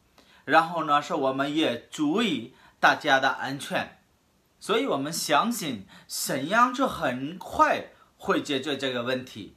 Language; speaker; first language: Chinese; non-native, fluent; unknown